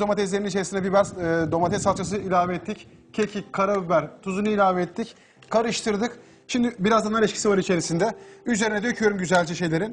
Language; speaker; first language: Turkish; native; Turkish